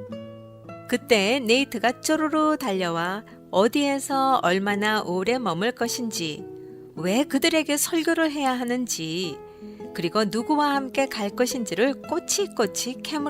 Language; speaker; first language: Korean; native; Korean